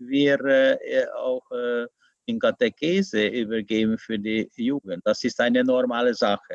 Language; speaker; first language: German; non-native, learner; Hungarian